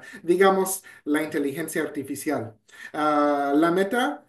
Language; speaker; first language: Spanish; non-native, fluent; English